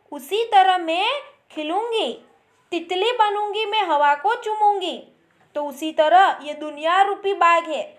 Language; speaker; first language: Hindi; non-native, local second language; Gujarati